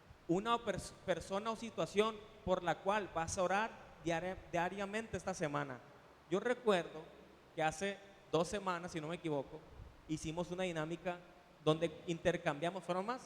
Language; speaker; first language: Spanish; native; Spanish